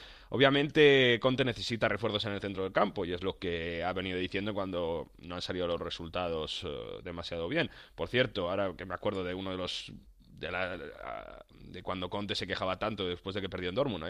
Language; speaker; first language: Spanish; native; Spanish